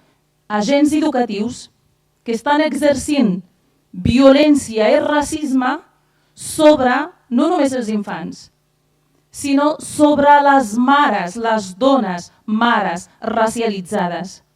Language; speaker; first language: Catalan; non-native, fluent; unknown